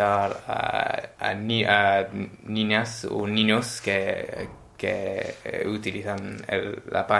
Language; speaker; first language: Spanish; non-native, learner; English